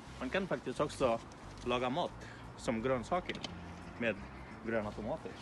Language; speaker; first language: Swedish; non-native, fluent; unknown